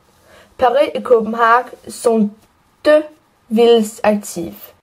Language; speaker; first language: French; non-native, learner; Danish